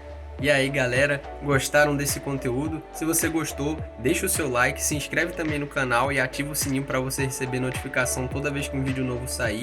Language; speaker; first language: Portuguese; native; Portuguese